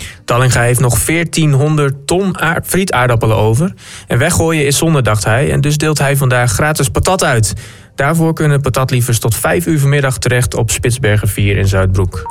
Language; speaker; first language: Dutch; native; Dutch